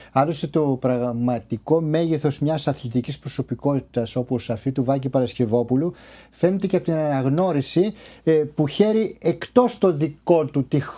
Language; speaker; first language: Greek; native; Greek